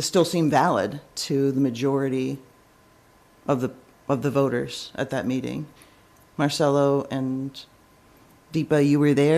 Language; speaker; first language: English; native; English